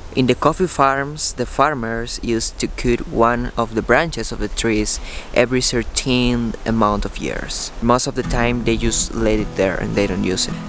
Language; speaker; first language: English; non-native, fluent; Spanish